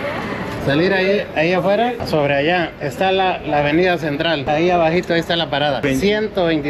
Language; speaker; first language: Spanish; native; Spanish